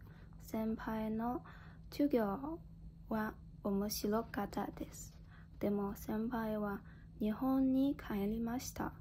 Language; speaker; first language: Japanese; non-native, learner; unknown